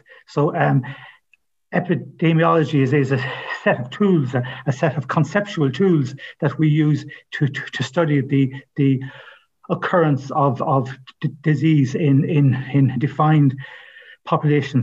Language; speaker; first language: English; native; English